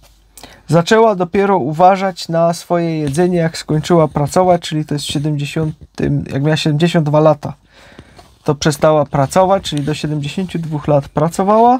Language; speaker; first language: Polish; native; Polish